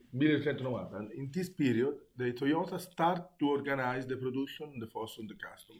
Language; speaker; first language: English; non-native, learner; Italian